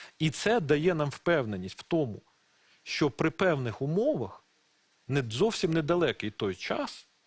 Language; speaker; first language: Ukrainian; non-native, local second language; Russian